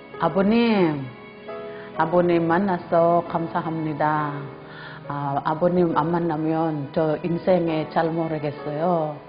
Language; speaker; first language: Korean; non-native, learner; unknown